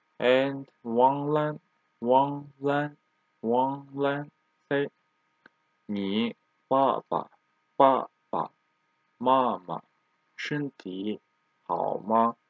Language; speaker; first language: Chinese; non-native, learner; Turkish